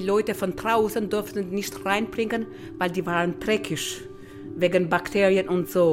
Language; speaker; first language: German; non-native, learner; Albanian